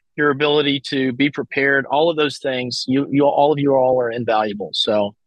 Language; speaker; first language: English; native; English